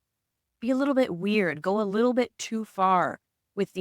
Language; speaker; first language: English; native; English